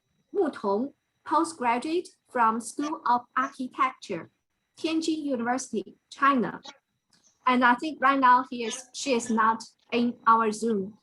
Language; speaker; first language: English; non-native, fluent; Chinese